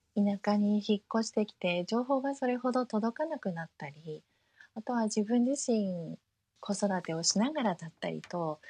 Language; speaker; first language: Japanese; early bilingual, heritage; Japanese